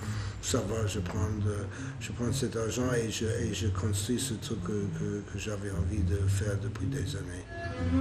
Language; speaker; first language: French; non-native, fluent; English